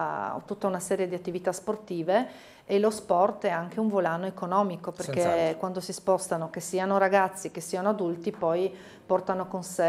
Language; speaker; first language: Italian; native; Italian